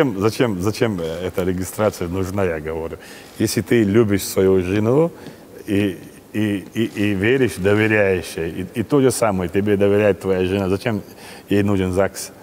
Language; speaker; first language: Russian; non-native, local second language; Chechen